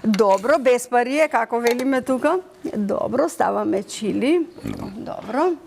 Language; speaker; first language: Macedonian; native; Macedonian